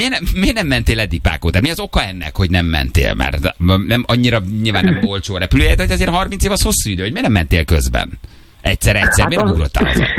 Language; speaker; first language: Hungarian; native; Hungarian